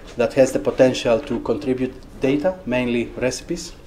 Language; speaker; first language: English; non-native, fluent; Greek